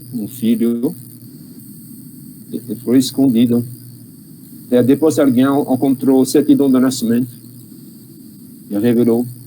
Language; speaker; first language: Portuguese; non-native, learner; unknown